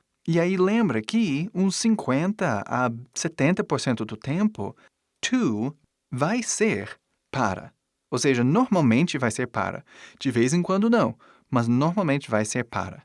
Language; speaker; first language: Portuguese; non-native, fluent; English